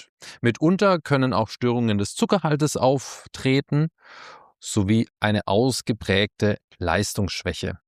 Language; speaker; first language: German; native; German